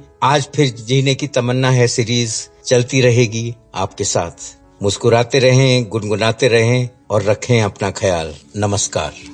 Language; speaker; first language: Hindi; native; Hindi